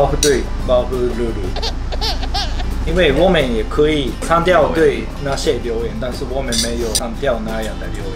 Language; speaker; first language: Chinese; non-native, learner; Japanese